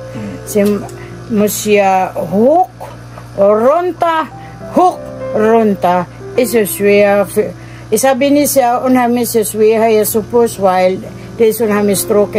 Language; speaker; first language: German; non-native, learner; Filipino